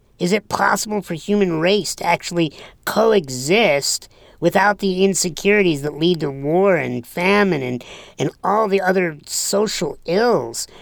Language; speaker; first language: English; native; English